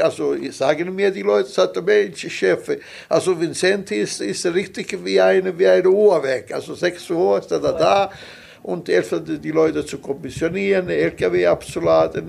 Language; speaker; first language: German; non-native, local second language; Italian